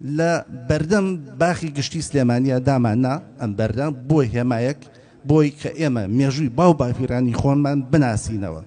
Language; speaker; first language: Central Kurdish; native; Central Kurdish